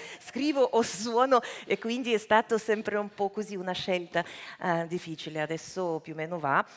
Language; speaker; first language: Italian; non-native, fluent; Russian